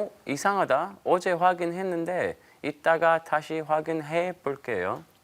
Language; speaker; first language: Korean; non-native, learner; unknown